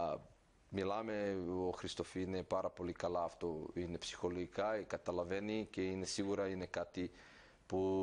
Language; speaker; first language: Greek; non-native, fluent; Serbian